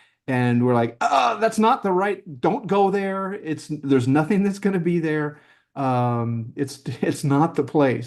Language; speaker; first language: English; native; English